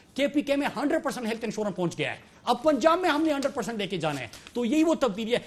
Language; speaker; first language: Urdu; non-native, local second language; Pashto